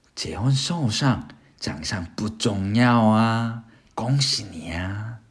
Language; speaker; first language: Chinese; non-native, fluent; Korean